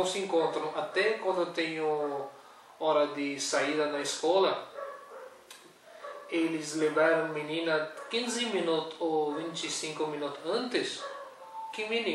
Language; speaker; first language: Portuguese; non-native, learner; Urdu